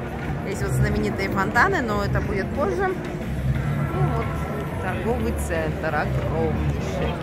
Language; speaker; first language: Russian; native; Russian